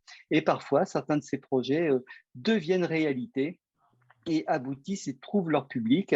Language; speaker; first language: French; native; French